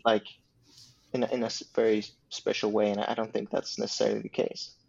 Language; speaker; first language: English; non-native, fluent; Swedish